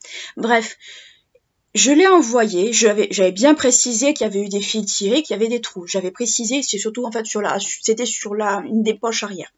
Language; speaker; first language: French; native; French